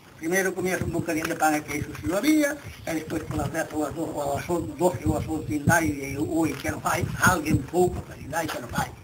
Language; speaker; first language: Galician; native; Galician